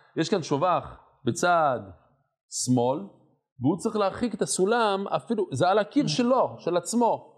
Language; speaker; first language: Hebrew; non-native, fluent; English